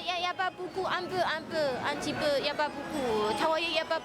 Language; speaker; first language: French; non-native, learner; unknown